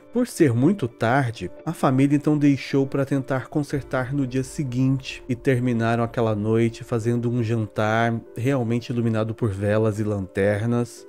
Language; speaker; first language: Portuguese; native; Portuguese